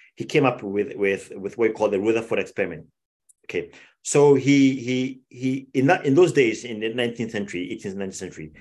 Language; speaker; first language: English; non-native, local second language; Akan